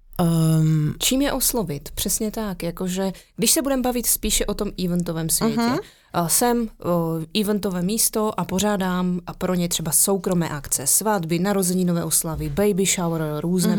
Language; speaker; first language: Czech; native; Czech